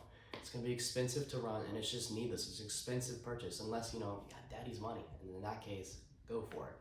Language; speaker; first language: English; native; English